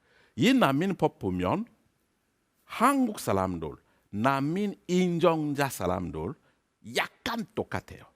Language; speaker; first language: Korean; non-native, learner; French